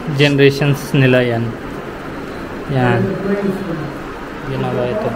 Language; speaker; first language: Filipino; non-native, learner; Hindi